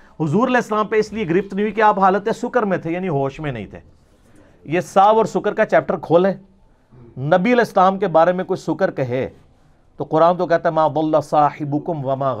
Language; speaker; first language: Urdu; non-native, local second language; Punjabi